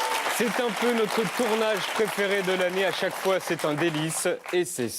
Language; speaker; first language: French; native; French